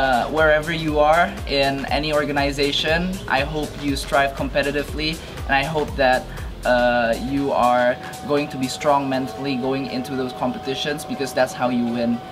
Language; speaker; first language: English; non-native, fluent; Indonesian